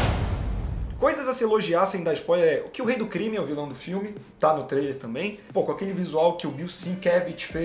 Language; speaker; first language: Portuguese; native; Portuguese